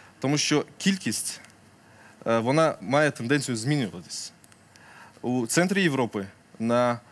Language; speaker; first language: Ukrainian; non-native, local second language; Crimean Tatar